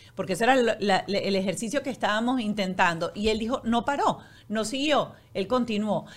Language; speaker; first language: Spanish; native; Spanish